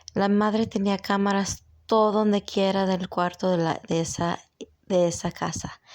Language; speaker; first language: Spanish; early bilingual, heritage; Spanish